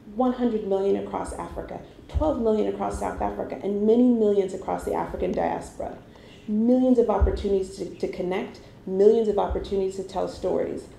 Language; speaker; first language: English; non-native, local second language; Igbo